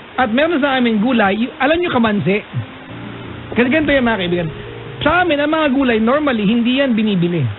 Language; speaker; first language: Filipino; non-native, local second language; Iloko